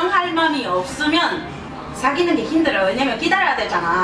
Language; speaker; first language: Korean; non-native, fluent; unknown